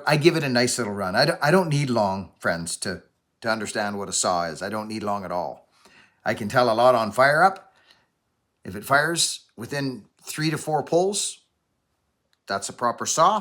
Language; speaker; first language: English; native; English